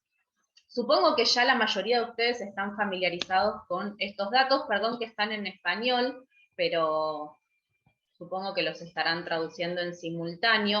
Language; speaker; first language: Spanish; native; Spanish